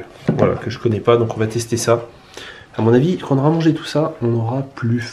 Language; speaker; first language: French; native; French